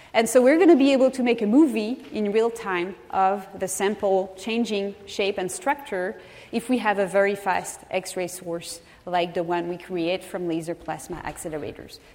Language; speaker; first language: English; non-native, fluent; French